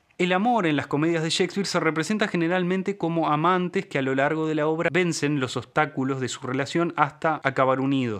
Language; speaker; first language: Spanish; native; Spanish